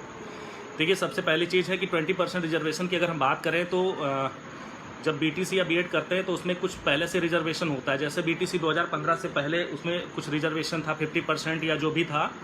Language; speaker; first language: Hindi; native; Hindi